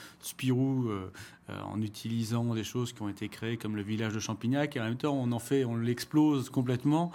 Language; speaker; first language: French; native; French